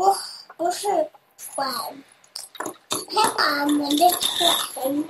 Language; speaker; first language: Chinese; early bilingual, heritage; Chinese